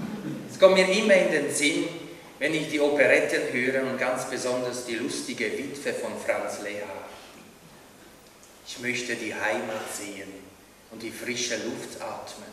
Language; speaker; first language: German; non-native, fluent; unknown